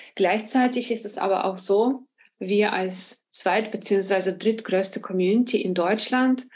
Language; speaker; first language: German; non-native, fluent; Ukrainian